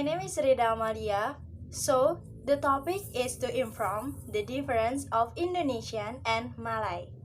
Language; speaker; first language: English; non-native, learner; Indonesian